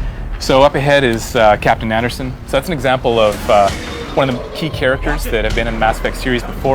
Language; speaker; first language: English; native; English